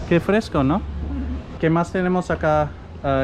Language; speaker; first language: Spanish; non-native, learner; English